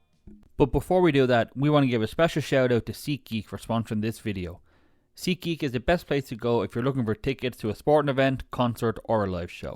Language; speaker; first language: English; native; English